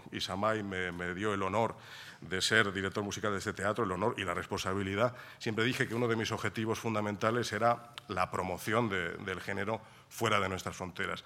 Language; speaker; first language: Spanish; native; Spanish